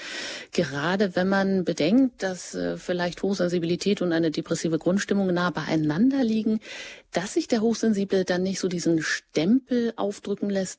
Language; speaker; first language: German; native; German